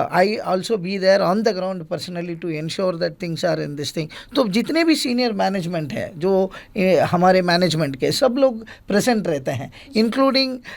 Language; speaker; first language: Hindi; non-native, local second language; Gujarati